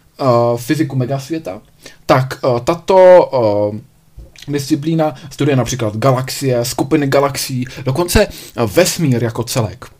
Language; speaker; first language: Czech; native; Czech